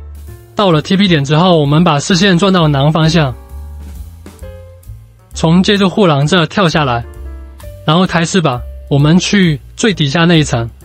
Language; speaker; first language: Chinese; native; Chinese